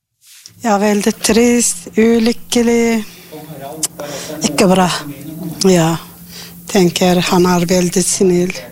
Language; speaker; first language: Norwegian; non-native, learner; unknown